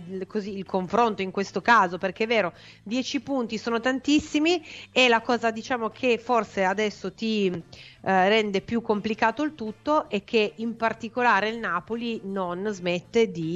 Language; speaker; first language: Italian; native; Italian